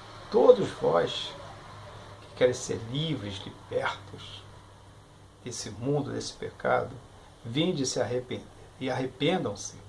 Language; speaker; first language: Portuguese; native; Portuguese